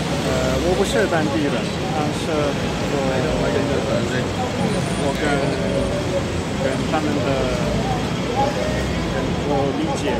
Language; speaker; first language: Chinese; non-native, learner; Italian